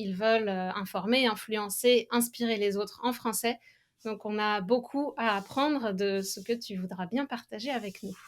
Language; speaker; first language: French; native; French